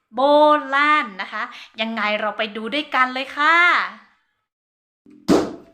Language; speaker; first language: Thai; non-native, local second language; Hmong